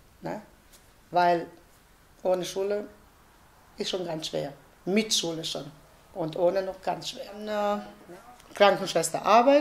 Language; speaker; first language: German; non-native, fluent; Bosnian